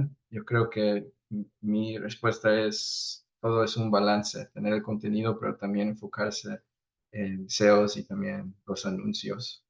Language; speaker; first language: Spanish; early bilingual, heritage; Spanish